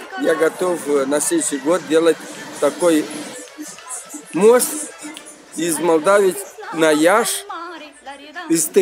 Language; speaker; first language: Russian; non-native, local second language; Romanian